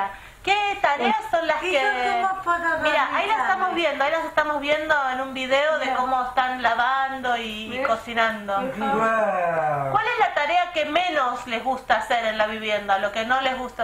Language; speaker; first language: Spanish; native; Spanish